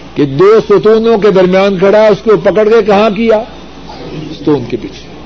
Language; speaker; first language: Urdu; non-native, local second language; Punjabi